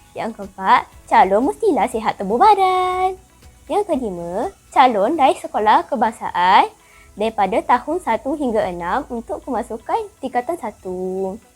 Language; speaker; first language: Malay; native; Malay